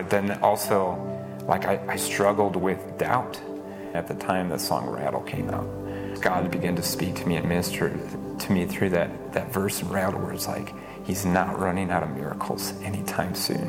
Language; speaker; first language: English; native; English